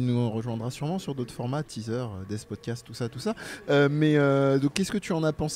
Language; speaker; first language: French; native; French